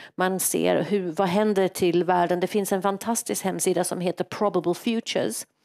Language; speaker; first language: Swedish; non-native, fluent; English